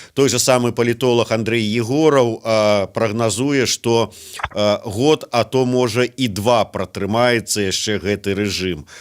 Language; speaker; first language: Belarusian; native; Belarusian